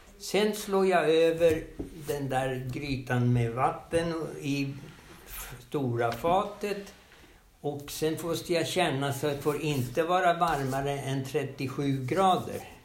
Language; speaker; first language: Swedish; native; Swedish